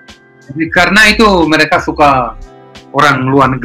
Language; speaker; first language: Indonesian; non-native, fluent; Hebrew